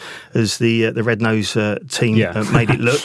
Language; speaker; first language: English; native; English